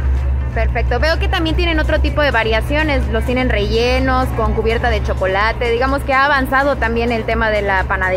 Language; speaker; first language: Spanish; native; Spanish